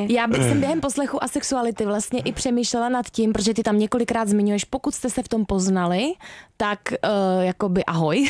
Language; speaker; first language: Czech; native; Czech